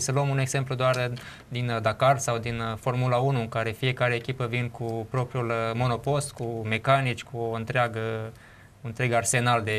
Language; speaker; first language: Romanian; native; Romanian